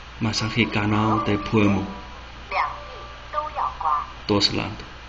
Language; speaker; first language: Spanish; non-native, learner; Chinese